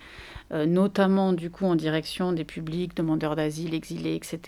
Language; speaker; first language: French; native; French